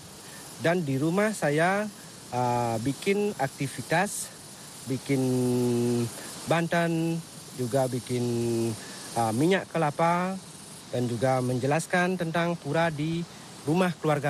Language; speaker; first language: Indonesian; non-native, local second language; Balinese